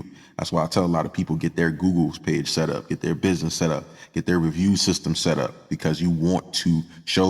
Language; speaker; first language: English; native; English